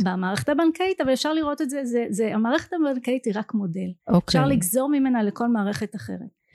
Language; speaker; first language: Hebrew; native; Hebrew